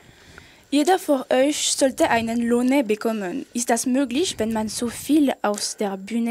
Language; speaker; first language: German; non-native, local second language; French